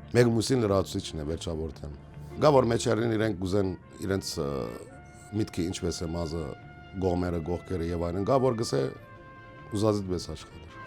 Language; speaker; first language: Armenian; early bilingual, heritage; Armenian